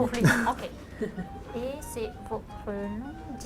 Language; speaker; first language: French; non-native, fluent; Spanish